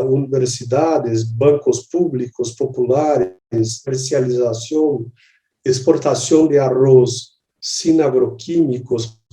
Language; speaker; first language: Spanish; non-native, learner; Portuguese